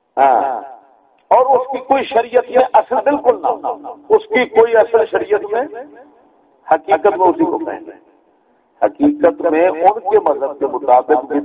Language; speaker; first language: Urdu; non-native, local second language; Punjabi